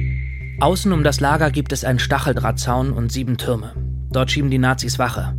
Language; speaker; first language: German; native; German